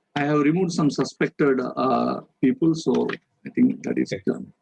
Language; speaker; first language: English; non-native, local second language; Tamil